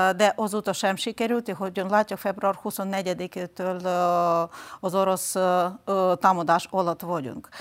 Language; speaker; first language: Hungarian; non-native, fluent; Ukrainian